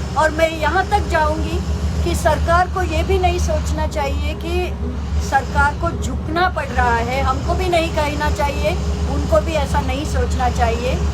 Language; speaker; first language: Hindi; non-native, local second language; Telugu